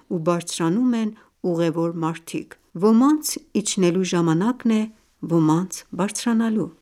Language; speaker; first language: Armenian; early bilingual, heritage; Armenian